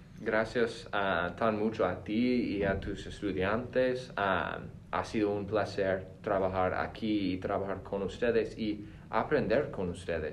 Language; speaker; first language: Spanish; non-native, fluent; English